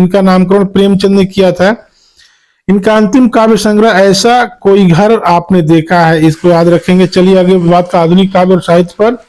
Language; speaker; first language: Hindi; native; Hindi